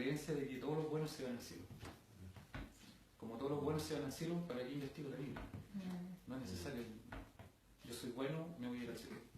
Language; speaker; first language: Spanish; native; Spanish